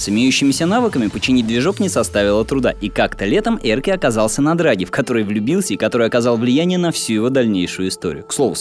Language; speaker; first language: Russian; native; Russian